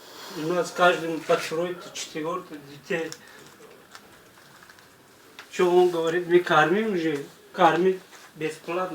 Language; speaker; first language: Russian; non-native, learner; Tajik